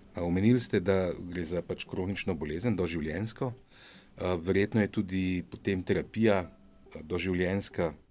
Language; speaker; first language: Slovenian; native; Slovenian